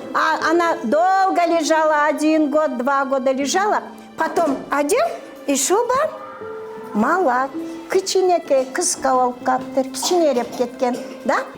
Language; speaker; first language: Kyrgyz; non-native, local second language; Russian